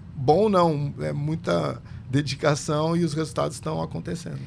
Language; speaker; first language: Portuguese; native; Portuguese